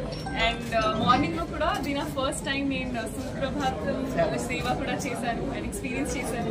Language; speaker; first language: Telugu; non-native, learner; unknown